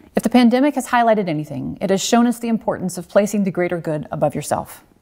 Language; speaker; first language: English; native; English